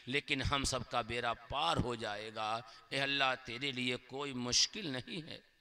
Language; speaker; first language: Hindi; native; Hindi